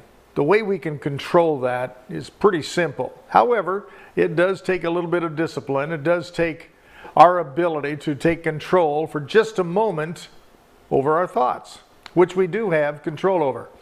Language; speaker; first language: English; native; English